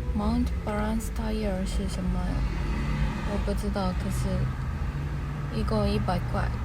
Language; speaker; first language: Chinese; non-native, fluent; Japanese